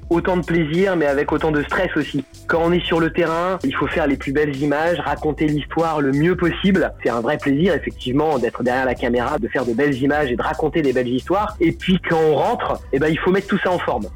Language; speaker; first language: French; native; French